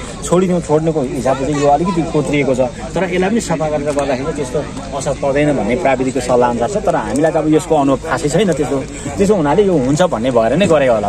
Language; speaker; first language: Nepali; native; Nepali